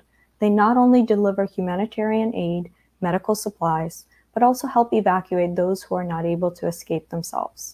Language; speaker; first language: English; early bilingual, other home language; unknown